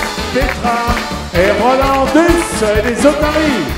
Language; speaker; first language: French; native; French